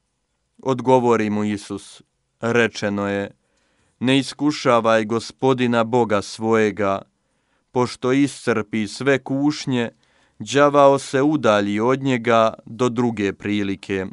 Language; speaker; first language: Croatian; native; Croatian